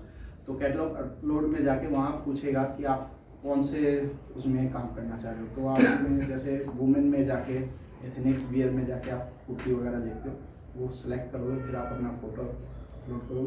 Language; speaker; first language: Hindi; native; Hindi